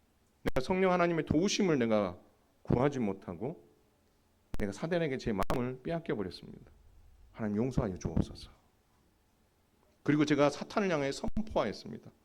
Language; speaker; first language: Korean; native; Korean